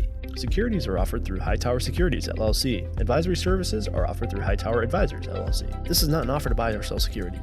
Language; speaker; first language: English; native; English